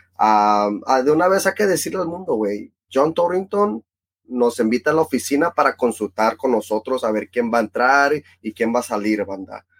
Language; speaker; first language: Spanish; early bilingual, heritage; Spanish